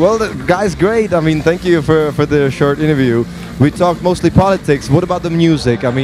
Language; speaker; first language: English; non-native, fluent; Czech